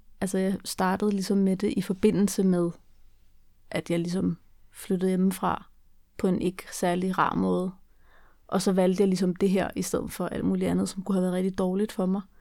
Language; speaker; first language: Danish; early bilingual, other home language; Kurdish